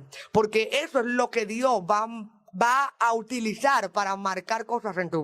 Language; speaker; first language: Spanish; native; Spanish